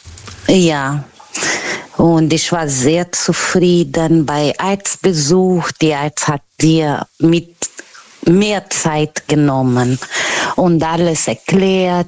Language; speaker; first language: German; non-native, learner; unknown